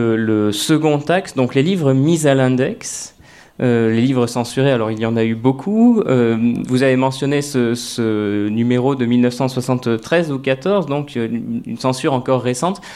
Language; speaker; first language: French; native; French